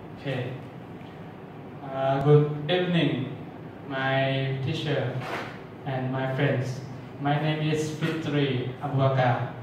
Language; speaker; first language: English; non-native, learner; Thai